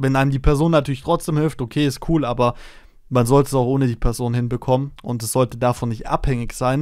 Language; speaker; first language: German; native; German